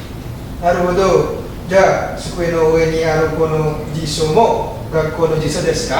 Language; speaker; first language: Japanese; non-native, learner; Indonesian